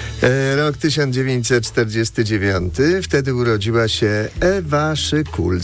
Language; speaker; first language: Polish; native; Polish